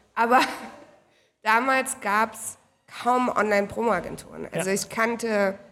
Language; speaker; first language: German; native; German